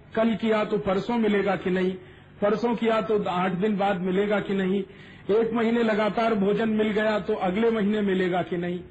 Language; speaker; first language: Hindi; native; Hindi